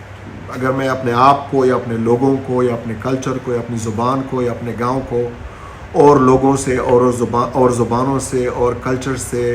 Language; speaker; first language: Hindi; non-native, local second language; Pashto